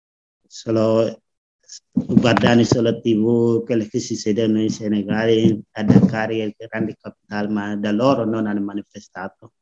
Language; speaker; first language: Italian; non-native, learner; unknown